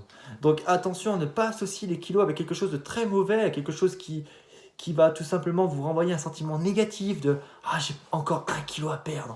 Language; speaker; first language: French; native; French